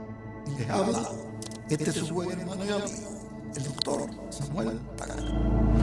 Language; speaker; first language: Spanish; native; Spanish